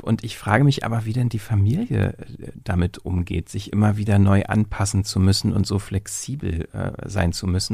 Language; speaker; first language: German; native; German